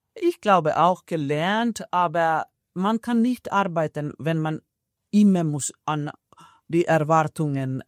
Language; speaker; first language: German; non-native, fluent; Finnish